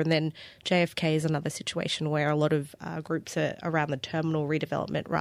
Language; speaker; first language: English; native; English